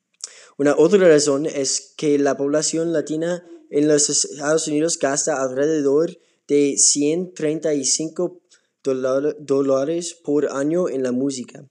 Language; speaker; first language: Spanish; non-native, learner; English